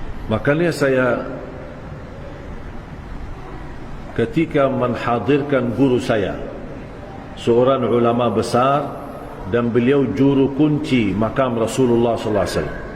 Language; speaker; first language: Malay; non-native, fluent; Arabic